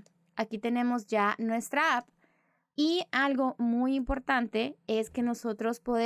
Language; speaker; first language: Spanish; native; Spanish